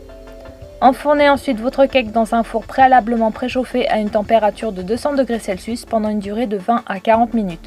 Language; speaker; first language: French; native; French